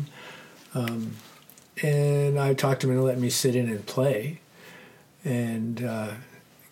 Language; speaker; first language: English; native; English